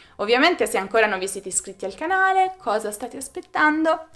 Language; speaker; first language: Italian; native; Italian